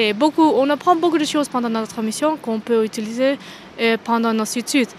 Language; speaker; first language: French; non-native, learner; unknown